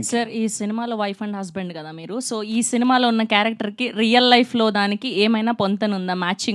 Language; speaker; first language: Telugu; native; Telugu